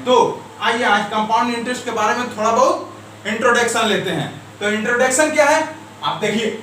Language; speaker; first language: Hindi; native; Hindi